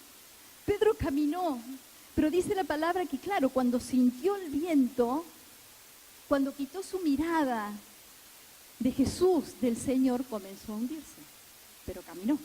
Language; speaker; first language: Spanish; native; Spanish